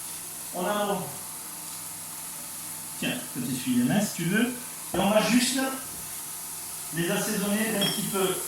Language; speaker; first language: French; native; French